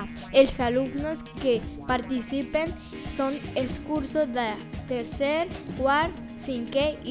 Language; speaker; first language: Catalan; non-native, learner; Spanish